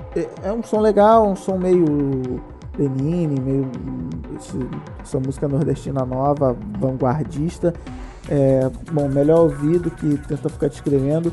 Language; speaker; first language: Portuguese; native; Portuguese